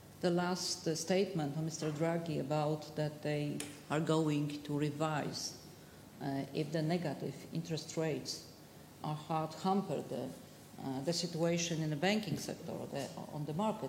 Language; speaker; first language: English; non-native, fluent; Polish